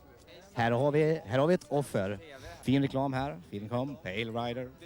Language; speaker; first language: Swedish; native; Swedish